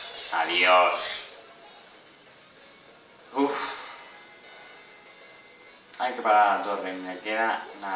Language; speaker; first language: Spanish; native; Spanish